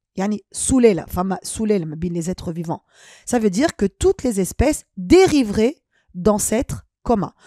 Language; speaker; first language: French; non-native, local second language; Arabic